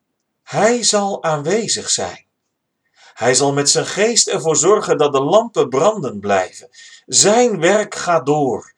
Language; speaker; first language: Dutch; native; Dutch